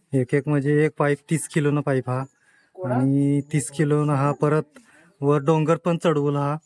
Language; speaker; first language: Marathi; non-native, local second language; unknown